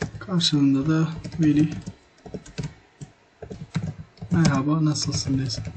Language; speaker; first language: Turkish; native; Turkish